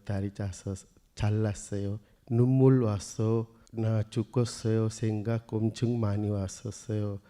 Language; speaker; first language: Korean; non-native, learner; Sinhala